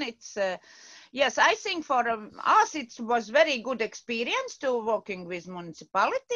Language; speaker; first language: English; non-native, learner; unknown